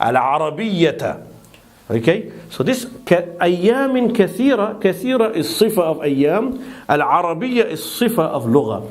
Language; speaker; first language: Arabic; non-native, fluent; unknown